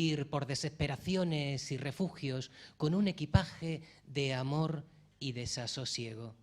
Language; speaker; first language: Spanish; native; Spanish